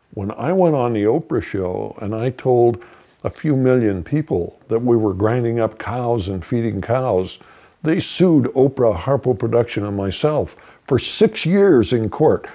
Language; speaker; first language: English; native; English